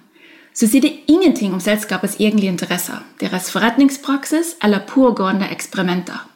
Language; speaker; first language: Norwegian; non-native, fluent; German